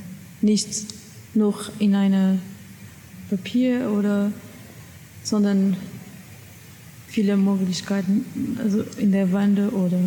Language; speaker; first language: German; non-native, learner; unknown